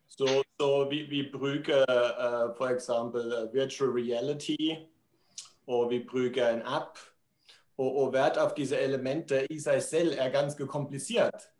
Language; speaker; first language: Norwegian; non-native, fluent; German